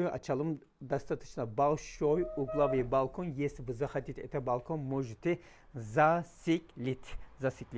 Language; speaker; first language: Russian; non-native, learner; Turkish